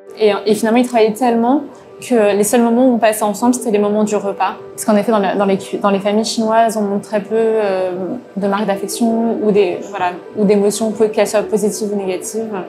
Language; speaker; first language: French; native; French